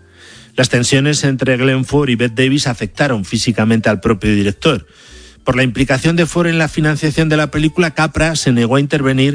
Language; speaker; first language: Spanish; native; Spanish